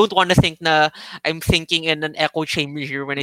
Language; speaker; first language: English; non-native, local second language; Filipino